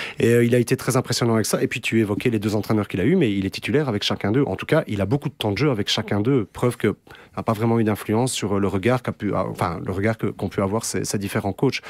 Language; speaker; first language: French; native; French